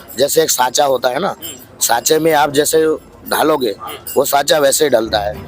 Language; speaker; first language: Hindi; native; Hindi